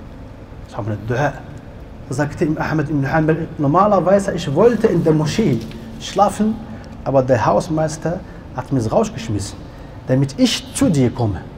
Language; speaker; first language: German; non-native, learner; Arabic